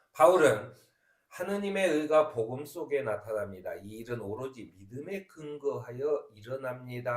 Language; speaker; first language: Korean; native; Korean